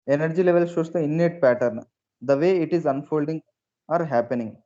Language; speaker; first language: English; non-native, local second language; Telugu